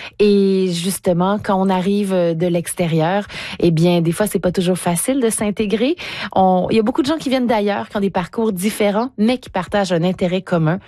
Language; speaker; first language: French; native; French